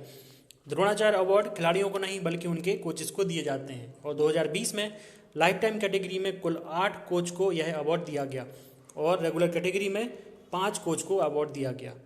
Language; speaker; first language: Hindi; native; Hindi